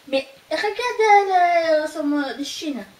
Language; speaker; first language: French; non-native, fluent; Filipino